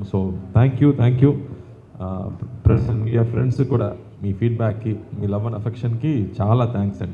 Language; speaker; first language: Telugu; non-native, fluent; Tamil